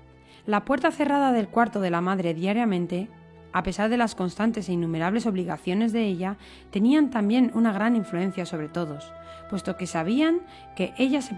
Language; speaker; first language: Spanish; native; Spanish